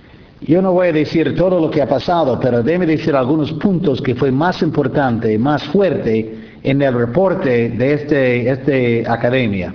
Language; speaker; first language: Spanish; non-native, fluent; English